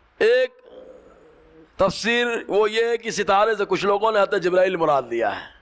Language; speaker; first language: Urdu; native; Urdu